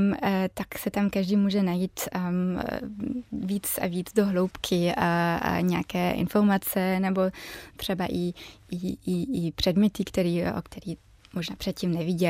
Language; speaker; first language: Czech; early bilingual, heritage; German